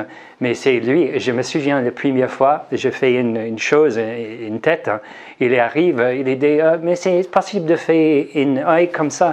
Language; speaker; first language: French; non-native, learner; English